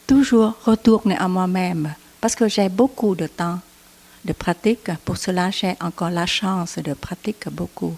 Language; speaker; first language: French; non-native, learner; Vietnamese